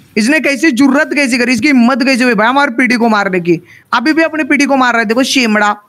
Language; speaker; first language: Hindi; native; Hindi